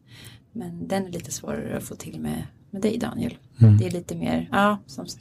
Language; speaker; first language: Swedish; native; Swedish